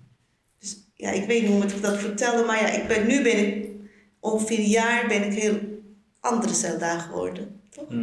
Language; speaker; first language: Dutch; non-native, learner; Turkish